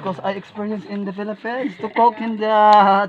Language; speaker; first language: English; non-native, learner; Cebuano